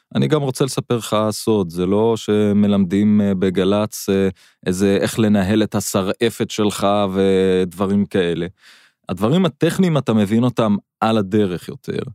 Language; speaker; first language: Hebrew; non-native, local second language; Arabic